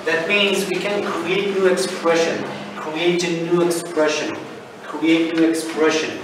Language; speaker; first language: English; non-native, fluent; Turkish